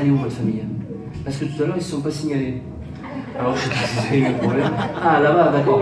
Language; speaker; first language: French; native; French